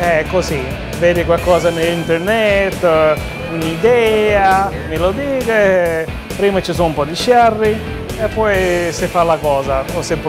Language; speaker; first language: Italian; early bilingual, heritage; Italian